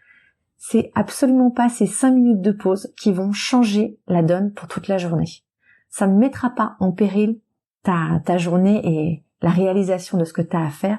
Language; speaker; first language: French; native; French